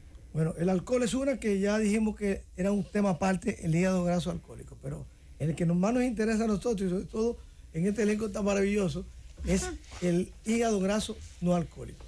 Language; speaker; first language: Spanish; native; Spanish